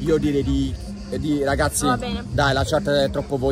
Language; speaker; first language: Italian; native; Italian